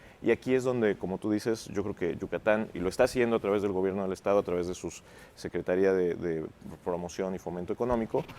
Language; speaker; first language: Spanish; native; Spanish